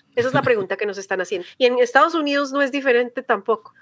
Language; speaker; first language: Spanish; native; Spanish